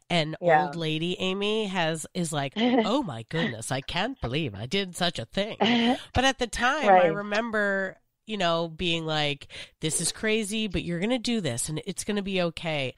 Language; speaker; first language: English; native; English